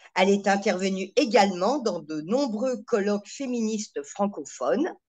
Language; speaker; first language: French; native; French